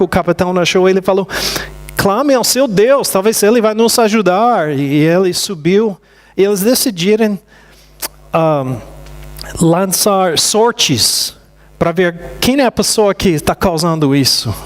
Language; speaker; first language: Portuguese; non-native, fluent; English